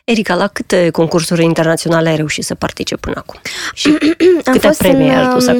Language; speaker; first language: Romanian; native; Romanian